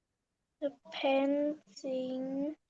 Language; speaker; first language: English; non-native, learner; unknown